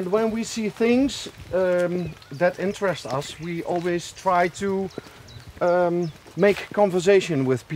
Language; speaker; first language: English; non-native, fluent; Dutch